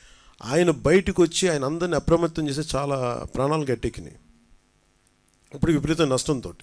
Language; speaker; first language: Telugu; native; Telugu